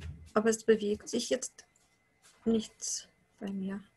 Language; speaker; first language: German; non-native, fluent; Russian